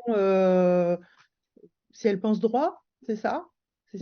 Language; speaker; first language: French; native; French